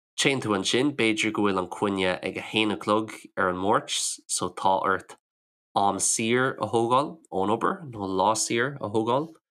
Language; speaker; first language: Irish; non-native, local second language; English